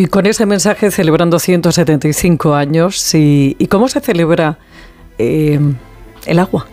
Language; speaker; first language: Spanish; native; Spanish